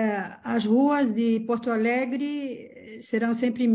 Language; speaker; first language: Portuguese; early bilingual, other home language; Spanish